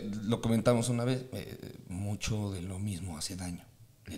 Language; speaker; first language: Spanish; native; Spanish